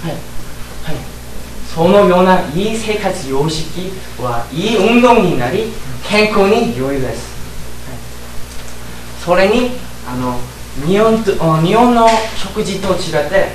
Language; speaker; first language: Japanese; non-native, learner; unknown